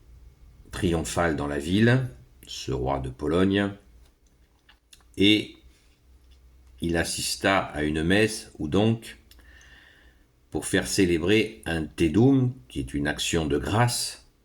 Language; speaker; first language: French; native; French